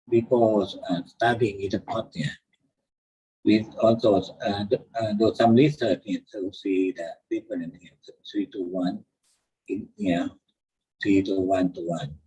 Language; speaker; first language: English; non-native, learner; Thai